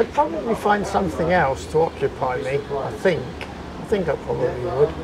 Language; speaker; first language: English; native; English